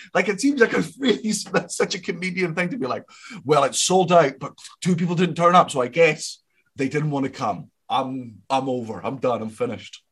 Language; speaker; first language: English; native; English